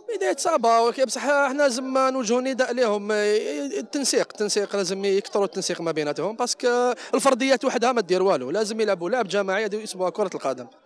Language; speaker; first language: Arabic; native; Arabic